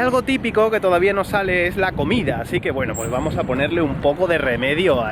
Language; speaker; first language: Spanish; native; Spanish